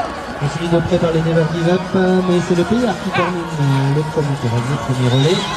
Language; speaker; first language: French; native; French